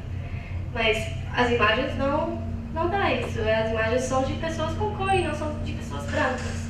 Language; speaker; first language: Portuguese; non-native, fluent; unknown